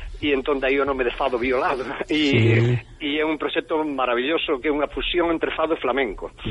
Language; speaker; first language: Galician; native; Galician